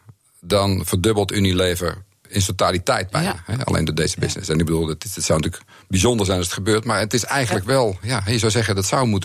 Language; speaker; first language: Dutch; native; Dutch